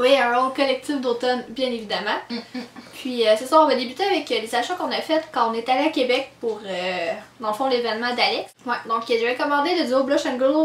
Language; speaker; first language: French; native; French